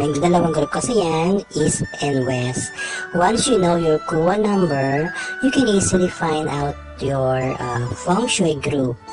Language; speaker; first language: English; non-native, local second language; Filipino